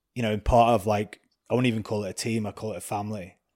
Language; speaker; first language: English; native; English